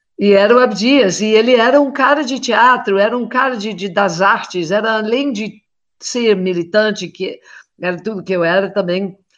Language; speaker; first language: Portuguese; non-native, fluent; English